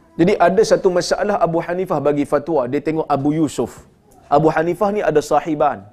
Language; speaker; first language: Malay; native; Malay